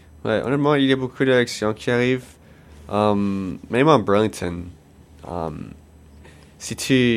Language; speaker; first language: French; non-native, local second language; English